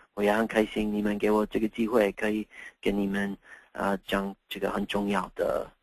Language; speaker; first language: Chinese; non-native, fluent; English